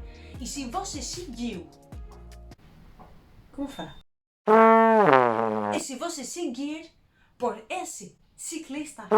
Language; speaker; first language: Portuguese; non-native, learner; Danish